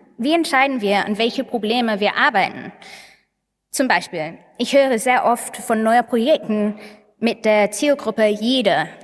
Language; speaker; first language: German; non-native, learner; English